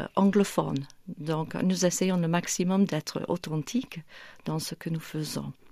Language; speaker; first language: French; non-native, fluent; English